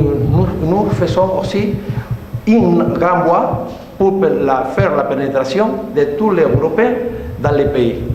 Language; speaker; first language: French; non-native, learner; Spanish